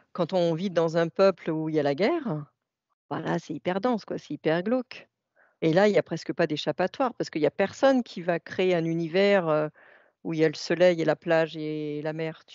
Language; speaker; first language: French; native; French